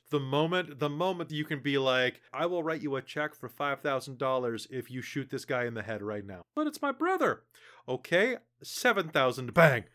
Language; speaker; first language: English; native; English